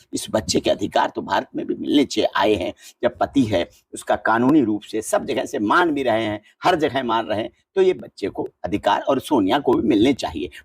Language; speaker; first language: Hindi; native; Hindi